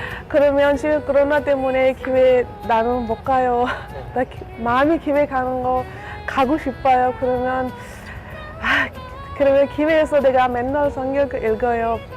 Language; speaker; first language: Korean; non-native, learner; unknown